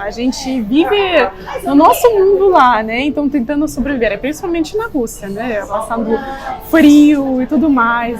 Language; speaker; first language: Portuguese; non-native, fluent; Russian